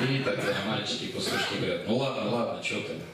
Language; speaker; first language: Russian; native; Russian